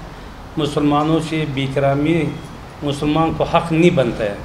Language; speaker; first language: Urdu; non-native, learner; Pashto